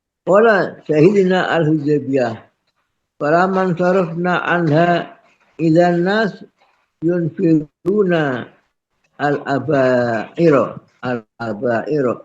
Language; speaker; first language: Arabic; non-native, fluent; Indonesian